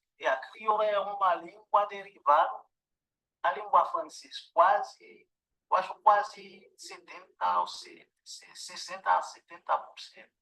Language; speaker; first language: Portuguese; non-native, learner; Haitian Creole